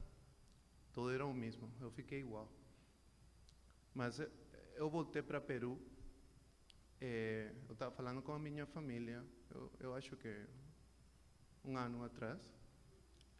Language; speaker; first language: Portuguese; non-native, learner; Spanish